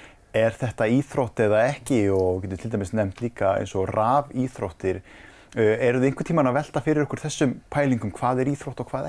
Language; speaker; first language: Icelandic; native; Icelandic